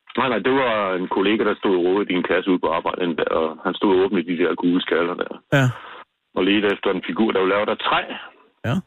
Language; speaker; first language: Danish; native; Danish